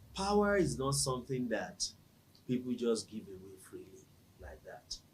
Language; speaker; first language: English; non-native, local second language; Yoruba